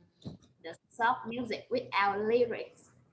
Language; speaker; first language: English; non-native, learner; Vietnamese